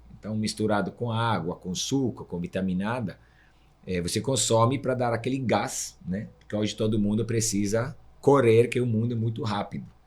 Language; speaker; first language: Portuguese; non-native, fluent; Italian